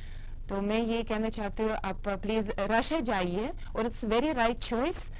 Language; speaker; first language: Hindi; non-native, fluent; Russian